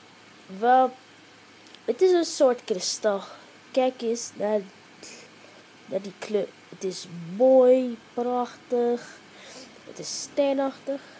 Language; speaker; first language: Dutch; early bilingual, heritage; Dutch